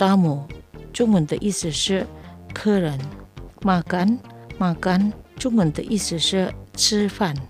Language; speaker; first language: Chinese; early bilingual, heritage; Chinese